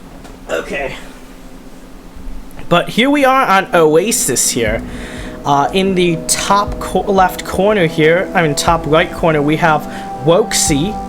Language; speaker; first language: English; native; English